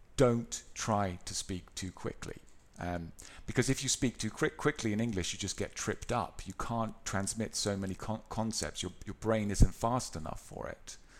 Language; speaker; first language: English; native; English